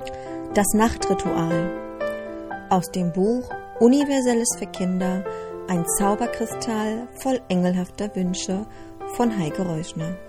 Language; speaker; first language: German; native; German